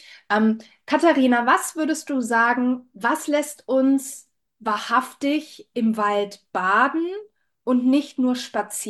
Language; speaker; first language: German; native; German